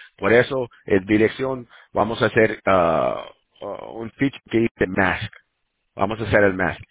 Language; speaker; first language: Spanish; non-native, learner; English